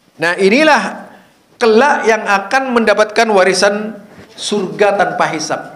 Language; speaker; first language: Indonesian; non-native, local second language; Madurese